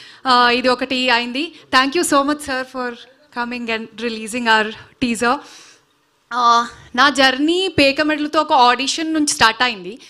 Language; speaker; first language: Telugu; non-native, learner; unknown